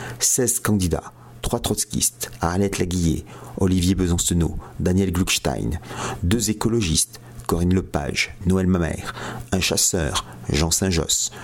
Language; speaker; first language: French; native; French